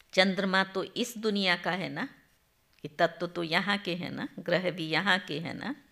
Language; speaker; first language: Hindi; non-native, local second language; Gujarati